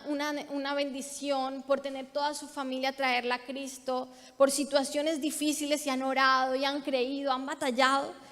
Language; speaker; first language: Spanish; native; Spanish